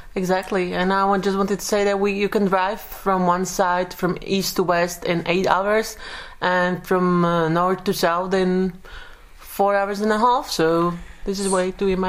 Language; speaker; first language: English; non-native, fluent; Slovak